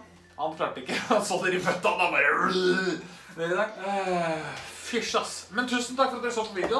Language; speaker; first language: Norwegian; native; Norwegian